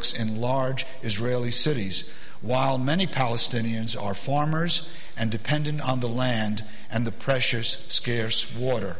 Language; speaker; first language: English; early bilingual, other home language; Arabic